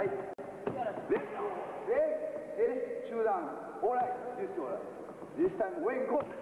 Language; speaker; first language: English; non-native, learner; Japanese